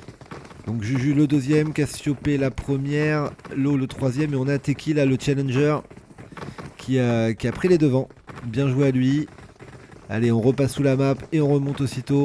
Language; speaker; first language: French; native; French